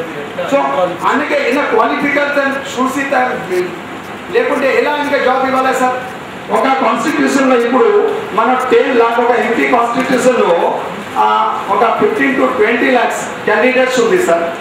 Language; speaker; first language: Telugu; non-native, local second language; Hindi